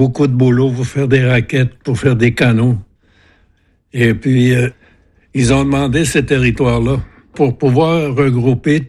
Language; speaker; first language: French; non-native, fluent; Innu-aimun